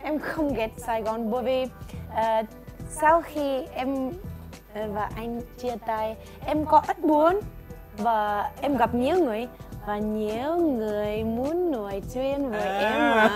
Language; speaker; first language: Vietnamese; non-native, learner; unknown